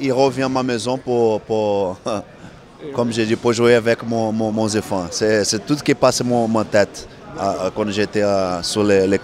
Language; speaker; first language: French; non-native, learner; Portuguese